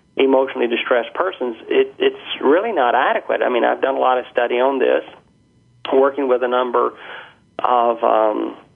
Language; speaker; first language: English; native; English